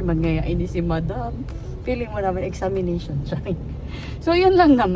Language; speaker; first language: Filipino; native; Filipino